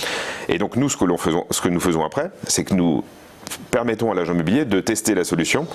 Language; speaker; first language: French; native; French